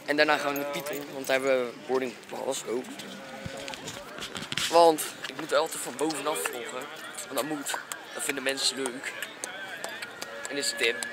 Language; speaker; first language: Dutch; native; Dutch